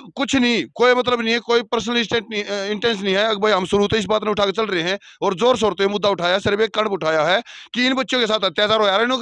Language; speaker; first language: Hindi; native; Hindi